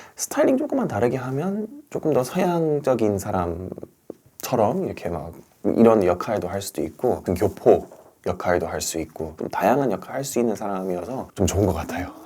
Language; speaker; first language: Korean; non-native, fluent; English